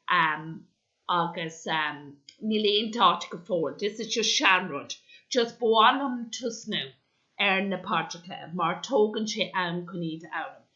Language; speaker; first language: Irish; non-native, local second language; English